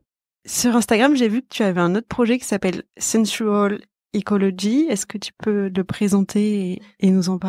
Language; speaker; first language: French; native; French